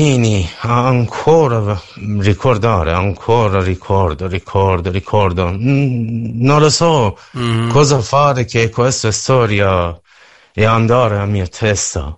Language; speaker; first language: Italian; non-native, learner; Persian